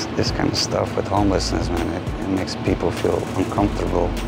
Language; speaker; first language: English; early bilingual, other home language; Spanish